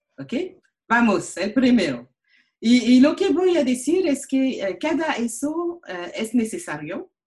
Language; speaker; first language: Spanish; non-native, learner; French